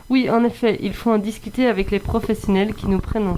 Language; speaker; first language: French; native; French